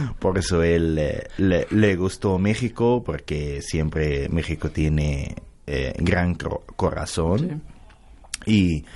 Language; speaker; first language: Spanish; non-native, learner; Arabic